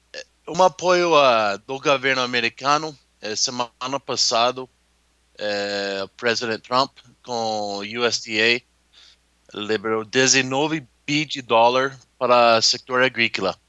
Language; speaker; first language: Portuguese; non-native, learner; English